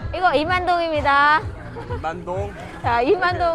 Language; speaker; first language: Korean; non-native, learner; Vietnamese